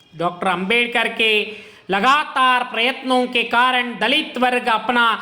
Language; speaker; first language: Hindi; non-native, local second language; Kannada